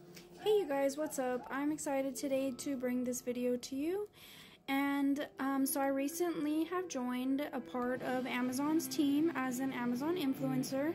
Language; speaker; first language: English; native; English